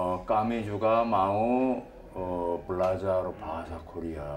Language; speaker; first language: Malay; non-native, learner; Korean